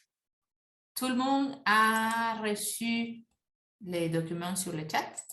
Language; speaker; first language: French; non-native, fluent; Spanish